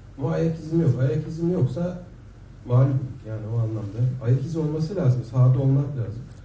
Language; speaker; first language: Turkish; native; Turkish